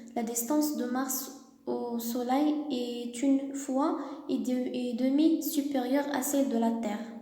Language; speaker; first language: French; non-native, local second language; Arabic